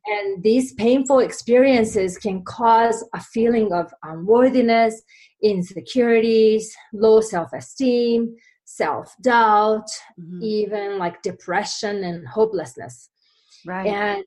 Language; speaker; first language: English; non-native, fluent; Japanese